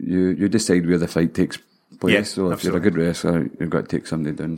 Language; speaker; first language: English; native; English